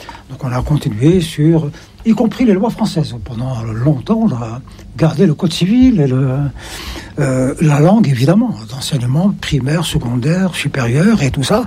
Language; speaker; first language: French; non-native, local second language; Arabic